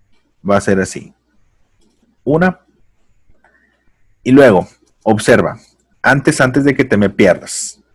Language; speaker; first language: Spanish; native; Spanish